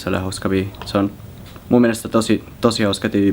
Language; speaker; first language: Finnish; non-native, fluent; Spanish